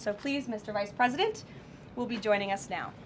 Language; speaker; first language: English; native; English